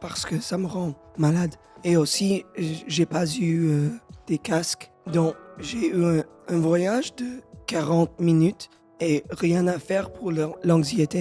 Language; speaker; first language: French; non-native, learner; English